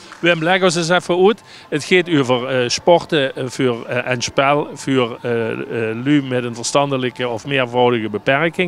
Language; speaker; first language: Dutch; native; Dutch